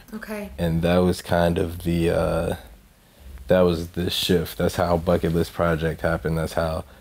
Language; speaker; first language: English; native; English